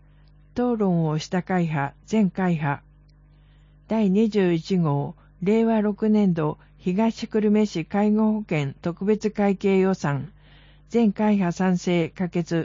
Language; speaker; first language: Japanese; native; Japanese